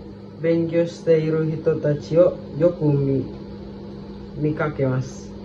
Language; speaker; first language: Japanese; non-native, learner; Indonesian